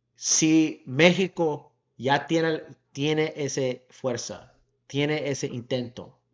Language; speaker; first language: Spanish; early bilingual, heritage; Spanish